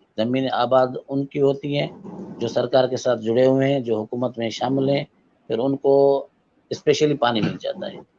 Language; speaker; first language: Urdu; non-native, local second language; Sindhi